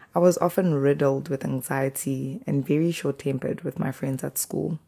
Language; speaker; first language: English; non-native, local second language; Zulu